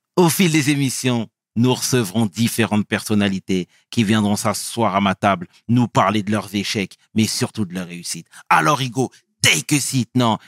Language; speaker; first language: French; early bilingual, other home language; Rundi